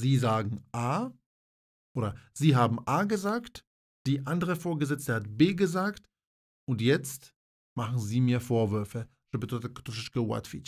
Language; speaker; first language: German; non-native, fluent; Polish